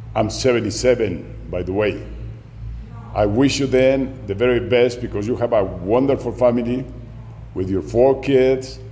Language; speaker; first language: English; non-native, fluent; Spanish